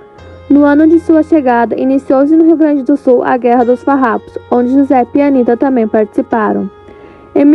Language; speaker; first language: Portuguese; native; Portuguese